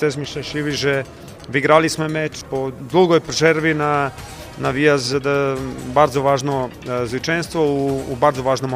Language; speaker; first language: Polish; non-native, fluent; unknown